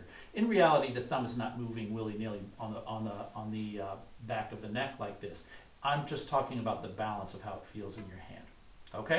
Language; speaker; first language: English; native; English